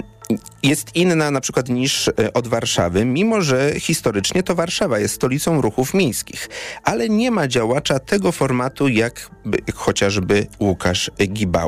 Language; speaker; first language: Polish; native; Polish